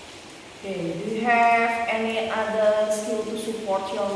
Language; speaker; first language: English; non-native, fluent; Indonesian